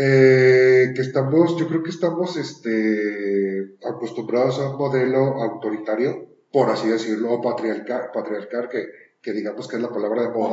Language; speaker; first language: Spanish; native; Spanish